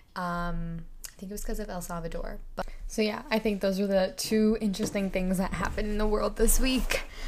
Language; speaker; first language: English; native; English